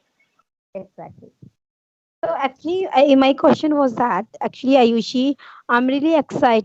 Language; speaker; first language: English; non-native, learner; Hindi